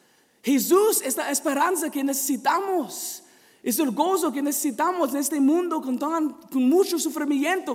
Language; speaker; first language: Spanish; non-native, fluent; English